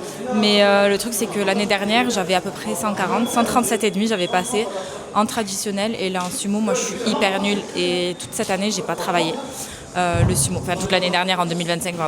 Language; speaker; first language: French; native; French